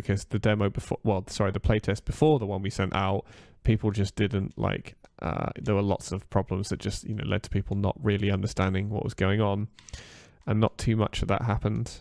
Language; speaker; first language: English; native; English